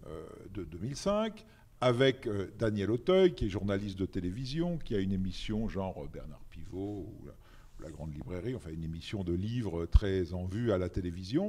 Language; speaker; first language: French; native; French